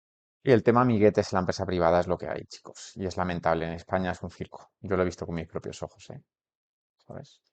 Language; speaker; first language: Spanish; native; Spanish